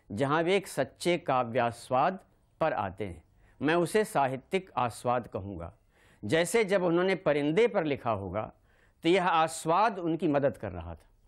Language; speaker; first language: Hindi; native; Hindi